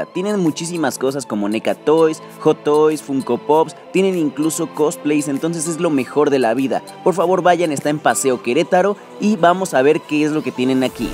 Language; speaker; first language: Spanish; native; Spanish